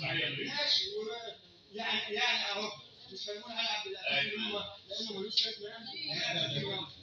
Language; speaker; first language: Arabic; native; Arabic